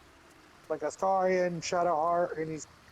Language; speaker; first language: English; native; English